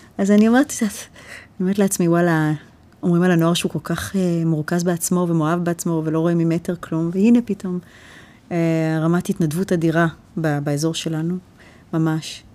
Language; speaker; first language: Hebrew; early bilingual, heritage; Hebrew